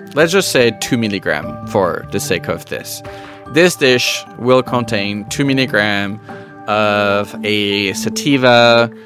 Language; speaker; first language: English; non-native, fluent; French